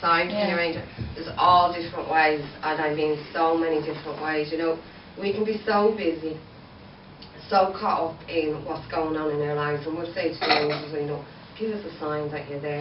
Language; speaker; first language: English; native; English